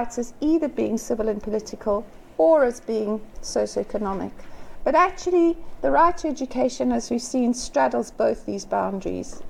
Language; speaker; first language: English; native; English